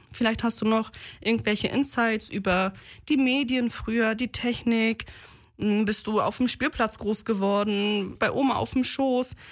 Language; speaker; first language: German; native; German